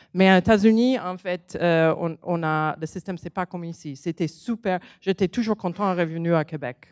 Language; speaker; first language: French; non-native, learner; English